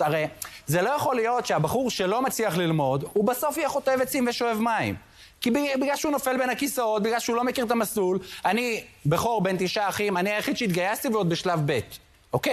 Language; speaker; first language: Hebrew; native; Hebrew